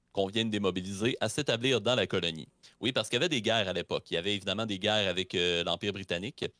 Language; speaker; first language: French; native; French